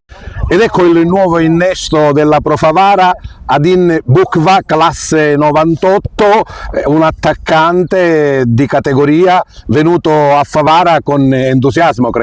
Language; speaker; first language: Italian; native; Italian